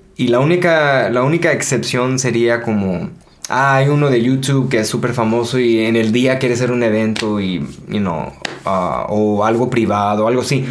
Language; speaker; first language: Spanish; early bilingual, heritage; Spanish